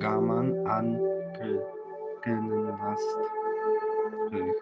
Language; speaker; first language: Icelandic; non-native, learner; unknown